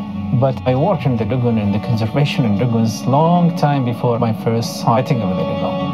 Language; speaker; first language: English; non-native, fluent; Arabic